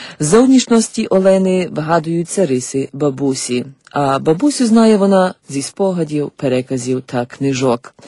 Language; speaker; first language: Ukrainian; native; Ukrainian